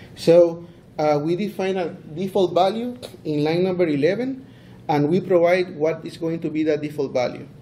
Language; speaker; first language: English; non-native, fluent; Spanish